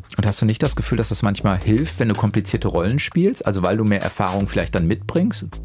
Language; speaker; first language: German; native; German